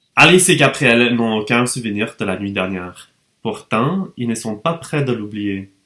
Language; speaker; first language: French; non-native, fluent; English